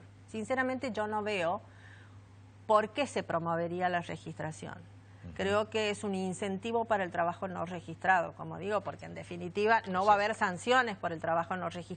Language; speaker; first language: Spanish; native; Spanish